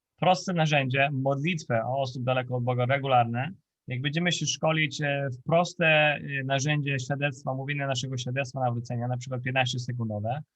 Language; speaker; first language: Polish; non-native, fluent; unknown